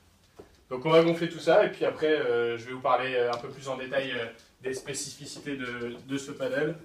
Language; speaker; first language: French; native; French